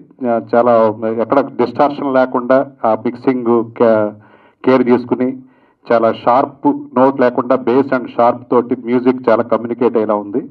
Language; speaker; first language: Telugu; native; Telugu